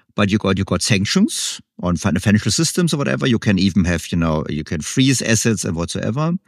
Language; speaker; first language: English; non-native, fluent; German